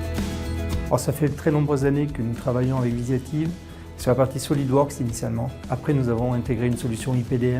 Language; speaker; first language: French; native; French